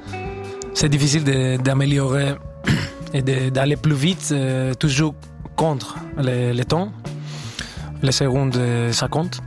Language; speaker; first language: French; non-native, fluent; Greek